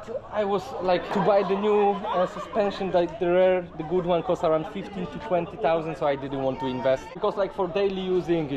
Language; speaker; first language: English; non-native, fluent; Polish